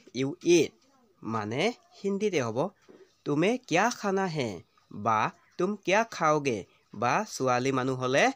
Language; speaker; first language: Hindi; non-native, local second language; Assamese